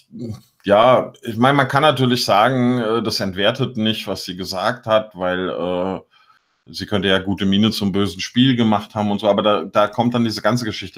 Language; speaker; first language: German; native; German